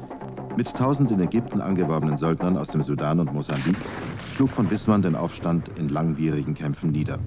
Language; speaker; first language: German; native; German